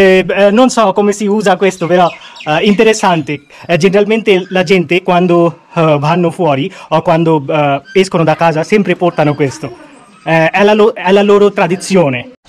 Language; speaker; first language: Italian; non-native, fluent; Bangla